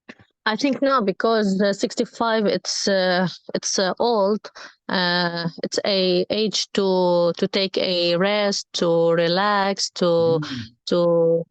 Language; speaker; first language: English; non-native, learner; Arabic